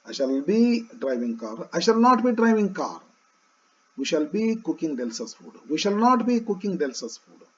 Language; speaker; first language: English; non-native, local second language; Kannada